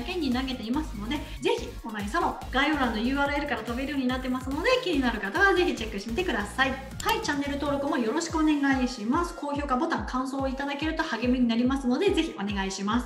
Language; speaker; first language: Japanese; native; Japanese